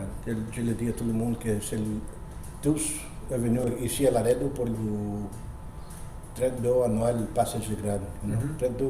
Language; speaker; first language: French; non-native, learner; Spanish